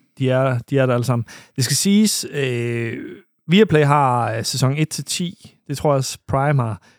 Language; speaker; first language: Danish; native; Danish